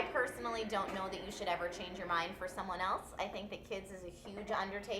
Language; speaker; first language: English; native; English